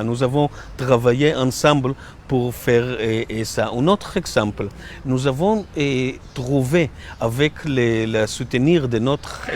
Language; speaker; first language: French; non-native, learner; Hebrew